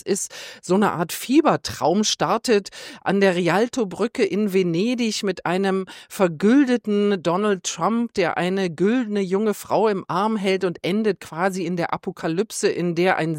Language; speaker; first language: German; native; German